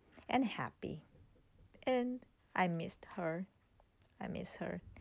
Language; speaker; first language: English; non-native, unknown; Japanese